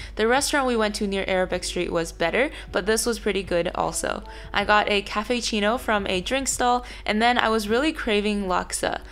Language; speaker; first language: English; non-native, fluent; Chinese